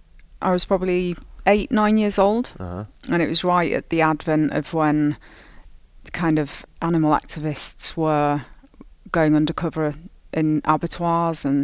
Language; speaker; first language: English; native; English